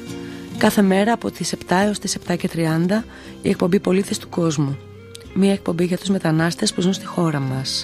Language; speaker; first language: Greek; native; Greek